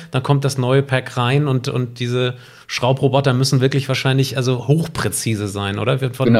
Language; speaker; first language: German; native; German